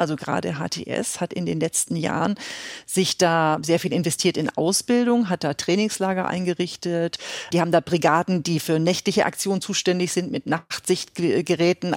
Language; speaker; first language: German; native; German